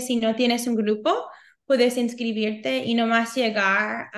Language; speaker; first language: Spanish; early bilingual, heritage; Spanish